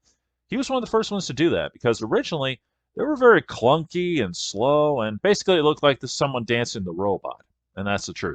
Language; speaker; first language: English; native; English